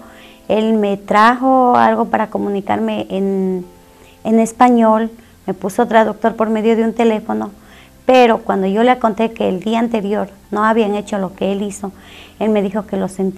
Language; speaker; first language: Spanish; native; Spanish